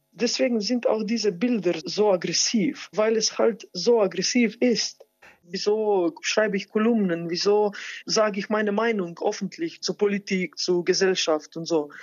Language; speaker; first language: German; non-native, fluent; Slovenian